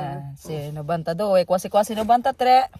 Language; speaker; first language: Italian; non-native, learner; Filipino